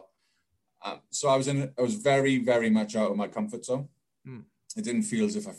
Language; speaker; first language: English; native; English